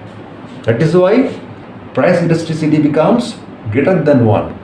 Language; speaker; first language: English; non-native, local second language; Bangla